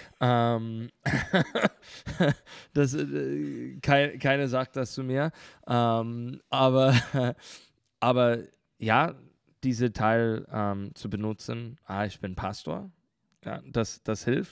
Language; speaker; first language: German; non-native, learner; English